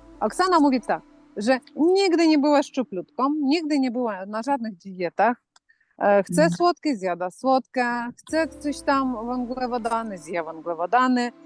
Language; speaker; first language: Polish; non-native, fluent; Ukrainian